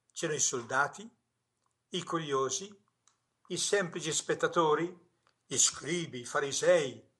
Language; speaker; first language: Italian; native; Italian